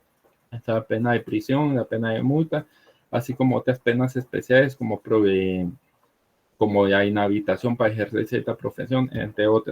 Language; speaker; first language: Spanish; native; Spanish